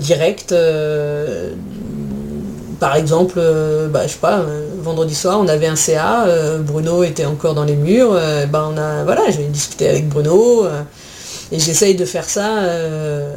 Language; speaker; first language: French; native; French